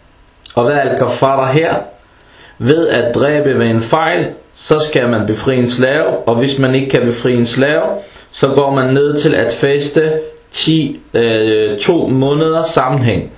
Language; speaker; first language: Danish; early bilingual, other home language; Arabic